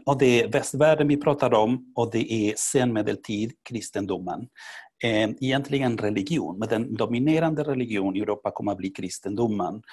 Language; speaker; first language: Swedish; non-native, fluent; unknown